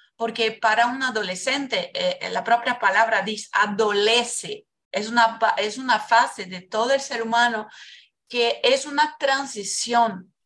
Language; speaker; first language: Spanish; non-native, fluent; Portuguese